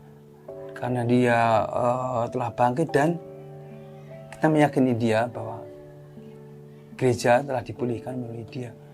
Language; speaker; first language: Indonesian; native; Indonesian